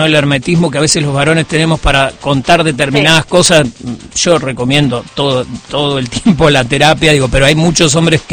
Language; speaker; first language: Spanish; native; Spanish